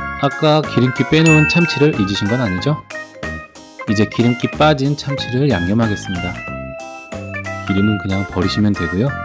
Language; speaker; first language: Korean; native; Korean